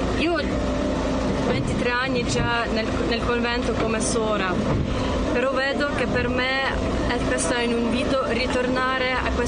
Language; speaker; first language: Italian; non-native, learner; Ukrainian